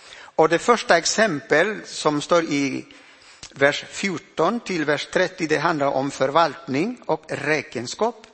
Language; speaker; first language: Swedish; non-native, fluent; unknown